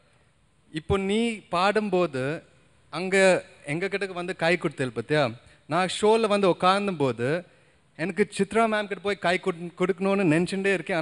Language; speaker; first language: Tamil; early bilingual, heritage; Tamil